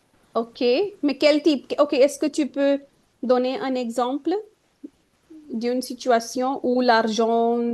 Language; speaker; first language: French; non-native, fluent; Hindi